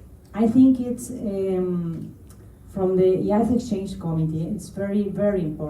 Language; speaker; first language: English; non-native, learner; Spanish